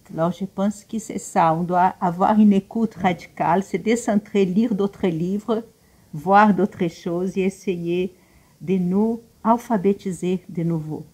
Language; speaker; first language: French; non-native, fluent; Portuguese